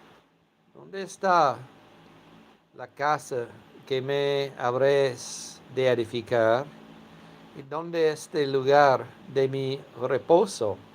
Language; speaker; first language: Spanish; non-native, fluent; English